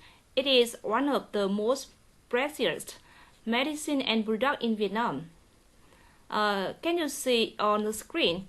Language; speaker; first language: English; non-native, learner; Vietnamese